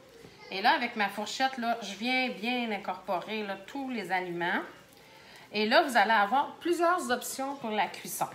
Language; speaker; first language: French; native; French